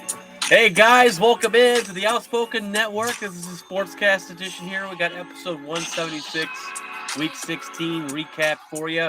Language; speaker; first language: English; native; English